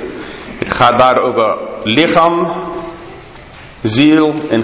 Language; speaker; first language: Dutch; non-native, fluent; English